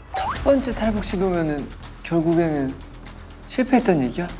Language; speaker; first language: Korean; native; Korean